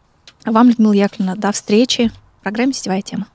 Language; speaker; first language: Russian; native; Russian